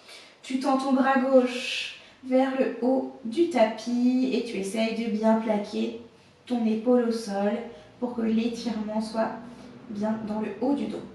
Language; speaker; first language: French; native; French